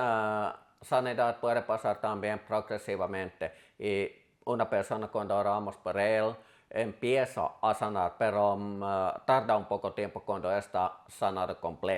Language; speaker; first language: Spanish; non-native, fluent; Finnish